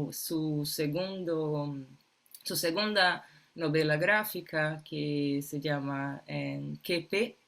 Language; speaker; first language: Spanish; non-native, fluent; Portuguese